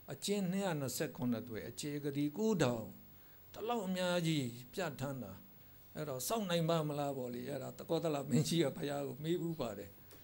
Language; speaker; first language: Burmese; native; Burmese